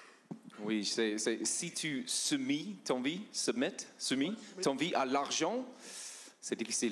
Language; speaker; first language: French; non-native, learner; English